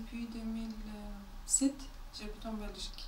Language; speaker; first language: French; non-native, fluent; Turkish